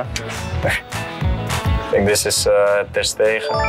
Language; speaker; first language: English; non-native, fluent; Dutch